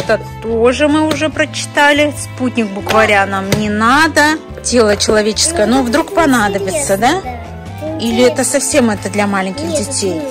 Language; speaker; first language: Russian; native; Russian